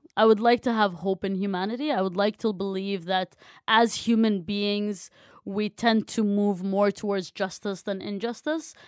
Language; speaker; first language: English; non-native, fluent; Arabic